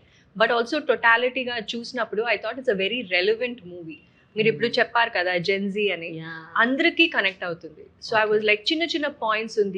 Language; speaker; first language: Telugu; non-native, local second language; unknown